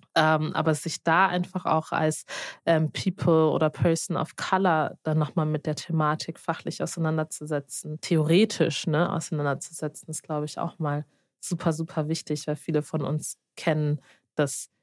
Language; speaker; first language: German; native; German